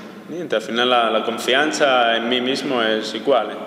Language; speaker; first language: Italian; non-native, learner; Spanish